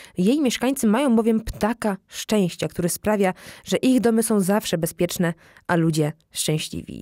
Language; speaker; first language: Polish; native; Polish